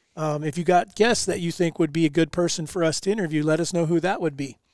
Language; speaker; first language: English; native; English